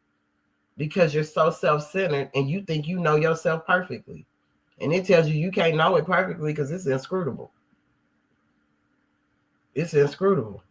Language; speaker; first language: English; native; English